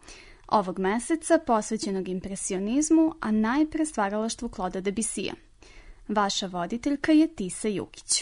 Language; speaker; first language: Serbian; native; Serbian